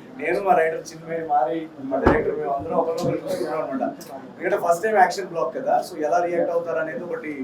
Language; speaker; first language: Telugu; native; Telugu